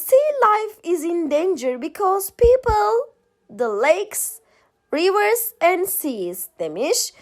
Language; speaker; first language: English; non-native, fluent; Turkish